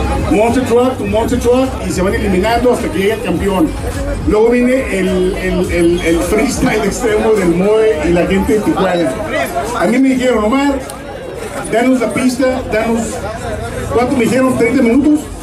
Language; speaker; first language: Spanish; native; Spanish